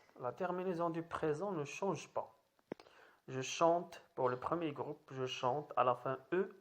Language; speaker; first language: French; non-native, local second language; Arabic